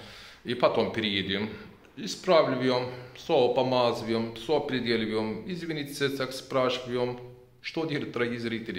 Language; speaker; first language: Russian; non-native, local second language; Turkish